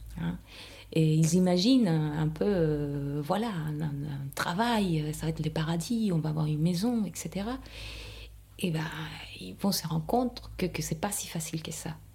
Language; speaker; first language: French; non-native, fluent; Spanish